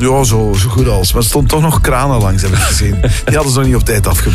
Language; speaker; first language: Dutch; native; Dutch